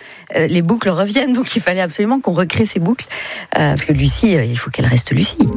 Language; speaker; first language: French; native; French